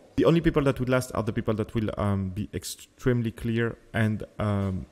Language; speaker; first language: English; non-native, fluent; French